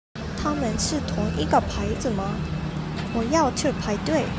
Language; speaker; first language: Chinese; non-native, learner; Japanese